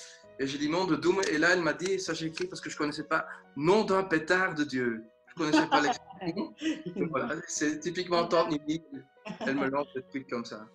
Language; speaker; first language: French; native; French